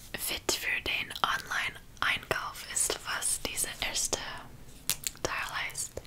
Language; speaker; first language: German; non-native, learner; English